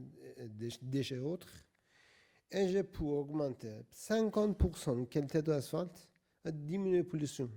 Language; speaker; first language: French; non-native, learner; Persian